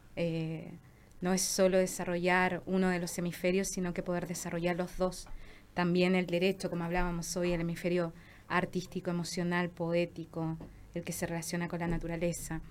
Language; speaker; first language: Spanish; native; Spanish